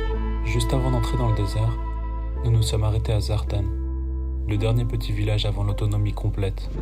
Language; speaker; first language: French; native; French